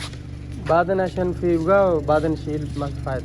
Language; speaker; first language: Arabic; non-native, learner; Urdu